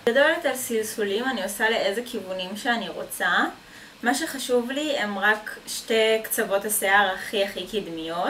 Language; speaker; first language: Hebrew; native; Hebrew